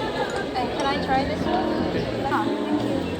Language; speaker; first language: English; non-native, learner; Korean